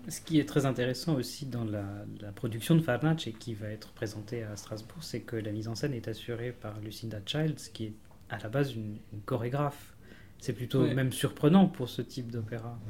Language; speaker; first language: French; native; French